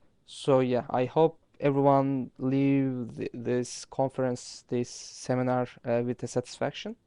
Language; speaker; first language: English; non-native, fluent; Turkish